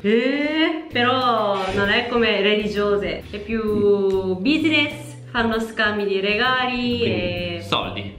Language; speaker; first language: Italian; non-native, learner; Japanese